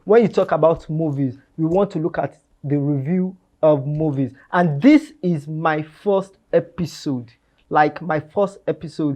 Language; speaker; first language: English; non-native, local second language; Yoruba